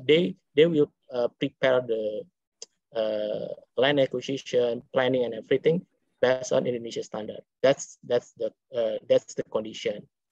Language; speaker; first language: English; non-native, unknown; Indonesian